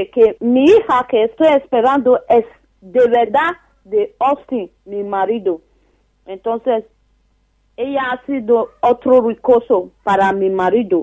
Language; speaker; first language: Spanish; non-native, learner; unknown